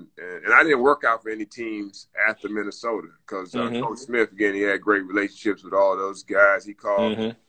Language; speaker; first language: English; native; English